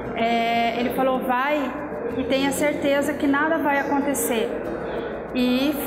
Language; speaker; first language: Portuguese; native; Portuguese